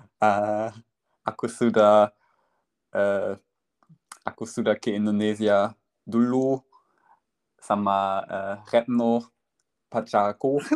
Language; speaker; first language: Indonesian; non-native, learner; German